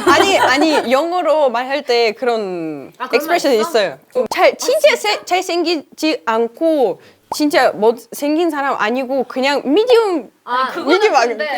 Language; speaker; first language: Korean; non-native, fluent; Russian